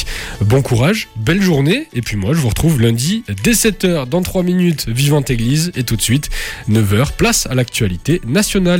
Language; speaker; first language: French; native; French